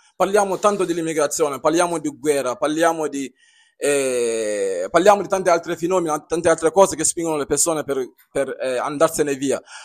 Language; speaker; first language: Italian; non-native, fluent; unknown